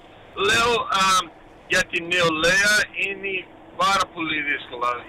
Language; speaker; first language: Greek; early bilingual, heritage; Greek